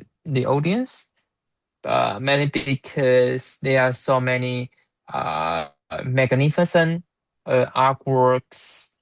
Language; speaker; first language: English; non-native, learner; Chinese